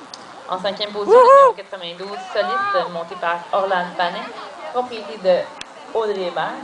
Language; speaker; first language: French; native; French